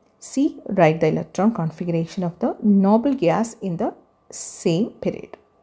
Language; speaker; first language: English; non-native, local second language; Malayalam